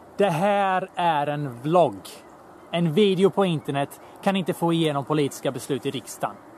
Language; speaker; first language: Swedish; early bilingual, other home language; Bosnian